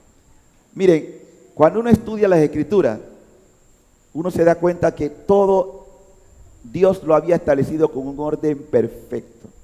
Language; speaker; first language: Spanish; native; Spanish